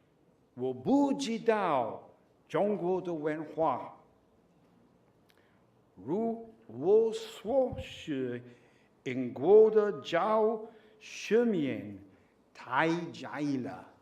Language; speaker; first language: Chinese; non-native, learner; English